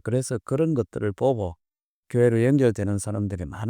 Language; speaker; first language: Korean; native; Korean